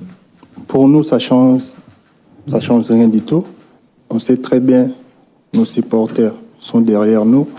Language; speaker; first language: French; non-native, local second language; Lingala